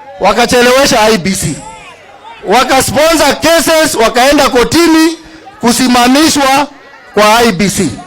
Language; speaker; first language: Swahili; native; Swahili